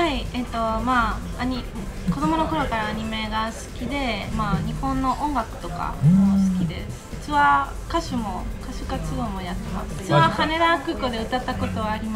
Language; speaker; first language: Japanese; non-native, fluent; Spanish